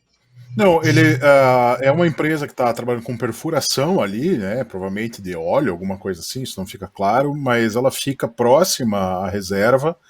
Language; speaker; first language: Portuguese; native; Portuguese